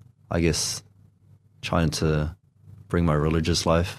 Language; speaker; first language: English; native; English